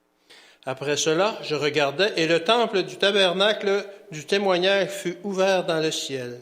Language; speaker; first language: French; native; French